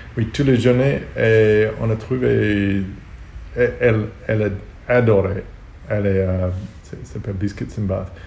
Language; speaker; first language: French; non-native, learner; Hebrew